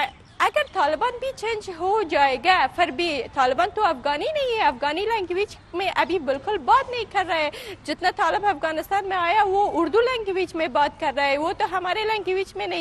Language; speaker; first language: Hindi; non-native, fluent; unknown